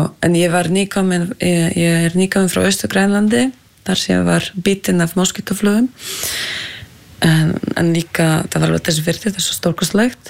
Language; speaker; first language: Icelandic; non-native, fluent; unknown